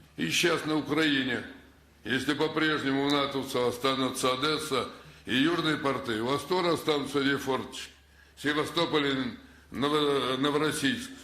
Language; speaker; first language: Russian; native; Russian